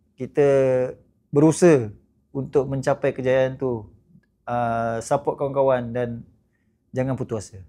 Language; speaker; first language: Malay; native; Malay